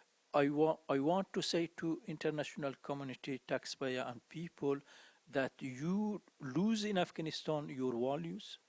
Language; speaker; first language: English; non-native, fluent; Persian